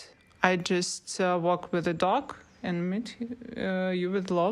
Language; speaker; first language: English; non-native, learner; Russian